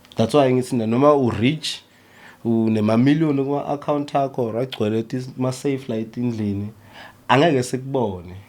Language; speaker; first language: Zulu; early bilingual, other home language; Swati